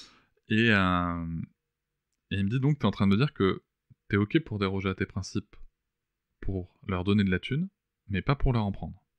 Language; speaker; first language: French; native; French